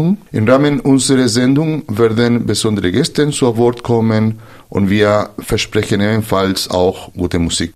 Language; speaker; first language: German; non-native, fluent; Spanish